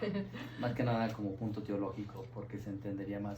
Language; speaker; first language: Spanish; native; Spanish